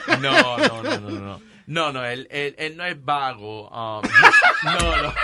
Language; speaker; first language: Spanish; early bilingual, heritage; Spanish